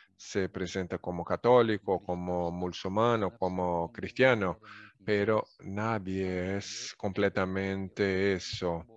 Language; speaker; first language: Spanish; non-native, fluent; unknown